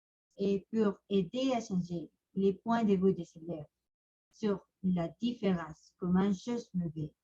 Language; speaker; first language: French; non-native, learner; Spanish